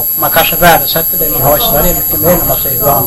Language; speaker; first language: Swedish; native; Swedish